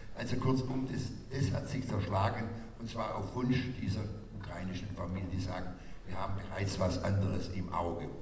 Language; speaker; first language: German; native; German